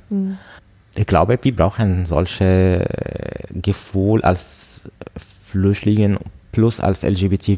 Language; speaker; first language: German; non-native, learner; Arabic